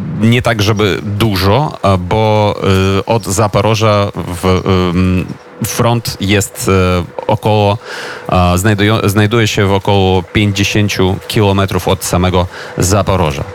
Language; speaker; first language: Polish; non-native, fluent; Ukrainian